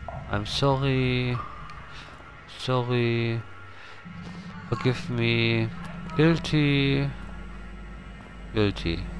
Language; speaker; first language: English; non-native, learner; German